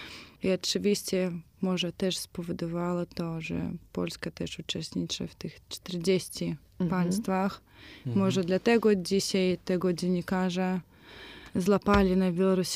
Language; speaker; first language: Polish; non-native, fluent; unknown